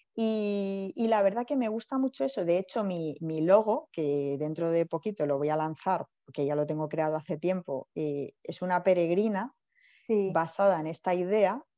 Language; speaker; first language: Spanish; native; Spanish